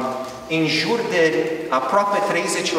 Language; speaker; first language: Romanian; early bilingual, heritage; Romanian